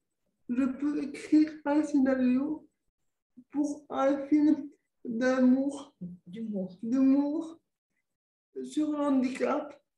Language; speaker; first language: French; non-native, local second language; Arabic